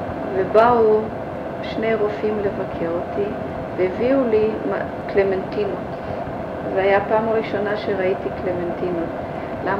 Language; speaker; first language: Hebrew; early bilingual, other home language; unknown